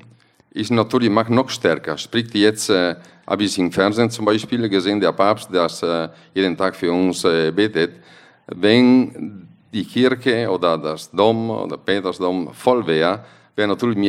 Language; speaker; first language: German; non-native, fluent; Italian